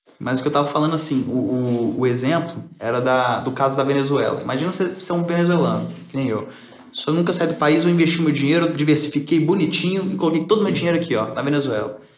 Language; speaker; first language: Portuguese; early bilingual, other home language; Spanish